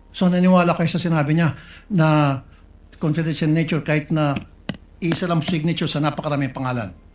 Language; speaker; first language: Filipino; non-native, local second language; Cebuano